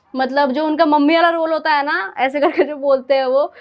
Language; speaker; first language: Hindi; native; Hindi